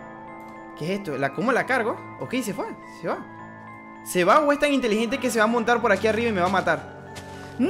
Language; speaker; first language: Spanish; native; Spanish